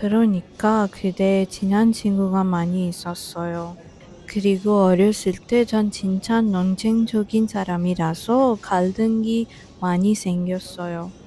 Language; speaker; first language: Korean; non-native, fluent; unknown